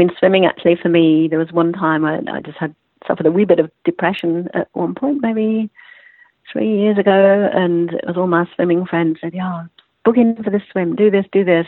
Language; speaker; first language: English; native; English